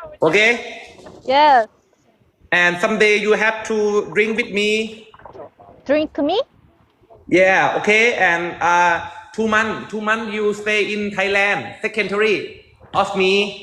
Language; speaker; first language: English; non-native, learner; Thai